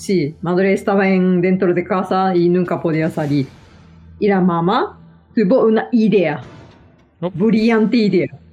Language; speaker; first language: Spanish; non-native, fluent; Japanese